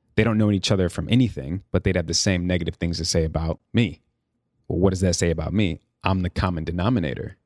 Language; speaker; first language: English; native; English